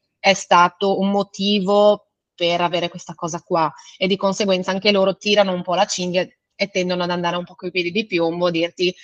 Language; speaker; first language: Italian; native; Italian